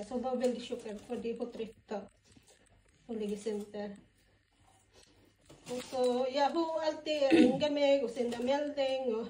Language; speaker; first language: Norwegian; non-native, learner; Filipino